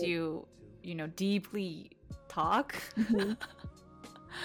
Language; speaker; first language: English; non-native, fluent; Japanese